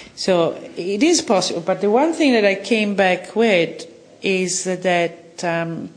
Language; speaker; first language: English; non-native, fluent; Italian